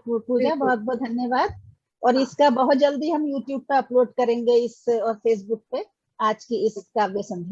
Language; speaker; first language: Hindi; native; Hindi